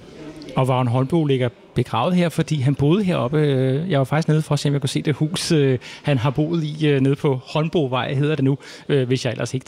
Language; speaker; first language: Danish; native; Danish